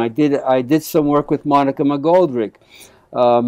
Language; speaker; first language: English; early bilingual, other home language; Spanish